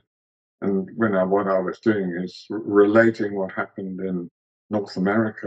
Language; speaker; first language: English; early bilingual, other home language; Greek